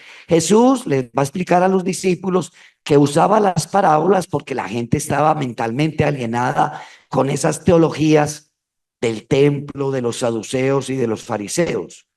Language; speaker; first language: Spanish; native; Spanish